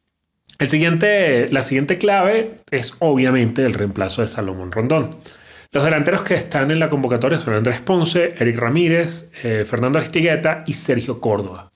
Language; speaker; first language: Spanish; native; Spanish